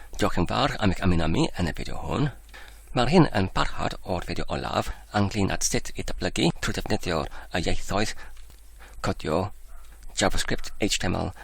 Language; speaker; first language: Welsh; non-native, learner; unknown